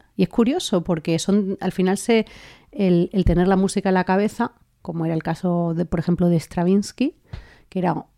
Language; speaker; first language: Spanish; native; Spanish